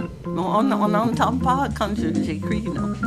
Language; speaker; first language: French; non-native, fluent; English